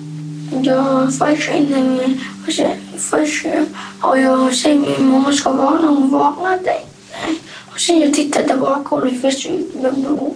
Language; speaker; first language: Swedish; early bilingual, other home language; Vietnamese